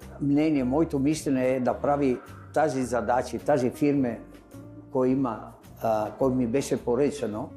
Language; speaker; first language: Bulgarian; non-native, learner; Italian